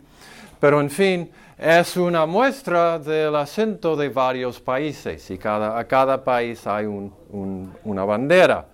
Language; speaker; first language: Spanish; non-native, fluent; English